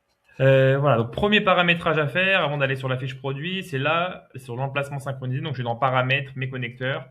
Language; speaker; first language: French; native; French